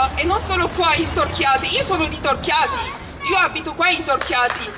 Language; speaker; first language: Italian; early bilingual, other home language; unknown